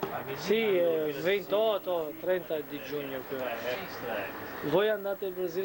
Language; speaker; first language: Italian; non-native, learner; Portuguese